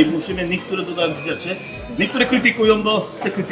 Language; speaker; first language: Polish; non-native, learner; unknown